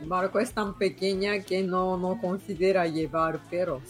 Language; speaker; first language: Spanish; non-native, learner; Japanese